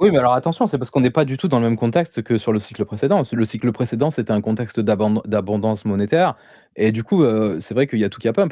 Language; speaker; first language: French; native; French